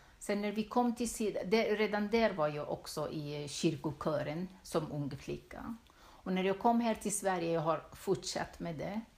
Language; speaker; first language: Swedish; non-native, fluent; Turoyo